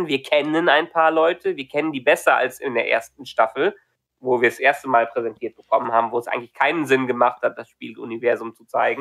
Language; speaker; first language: German; native; German